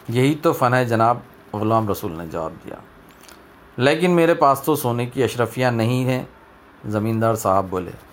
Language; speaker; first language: Urdu; native; Urdu